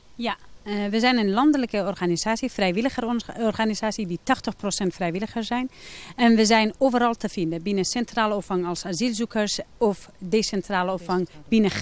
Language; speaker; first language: Dutch; non-native, fluent; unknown